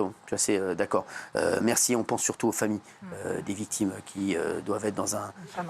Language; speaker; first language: French; native; French